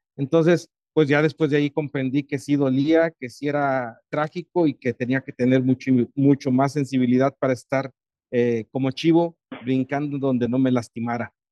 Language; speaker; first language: Spanish; native; Spanish